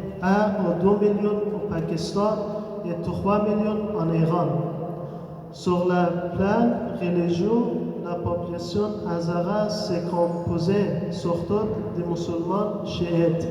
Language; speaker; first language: French; non-native, learner; Persian